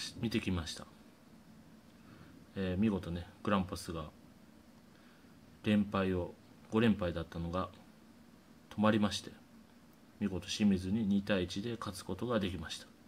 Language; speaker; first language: Japanese; native; Japanese